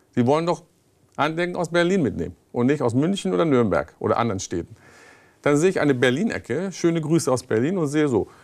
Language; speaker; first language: German; early bilingual, other home language; Persian